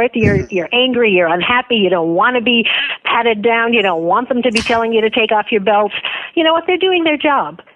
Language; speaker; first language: English; native; English